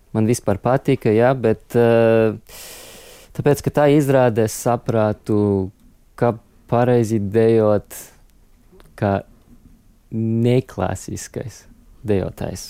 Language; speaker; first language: Latvian; non-native, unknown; English